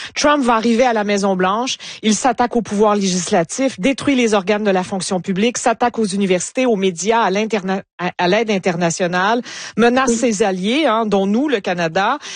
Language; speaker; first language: French; native; French